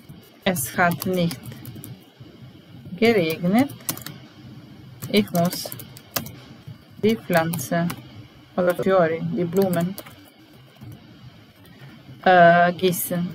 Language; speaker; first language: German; non-native, fluent; Italian